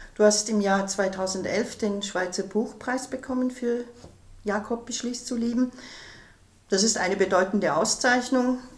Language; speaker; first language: German; native; German